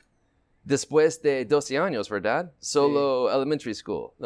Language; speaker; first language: Spanish; non-native, learner; English